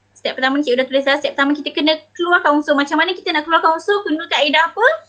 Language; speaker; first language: Malay; native; Malay